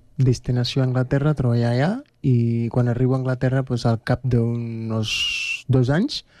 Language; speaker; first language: Catalan; non-native, fluent; Spanish